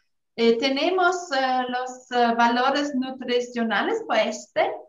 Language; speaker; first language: Spanish; non-native, fluent; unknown